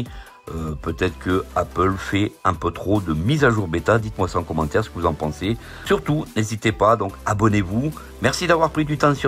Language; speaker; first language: French; native; French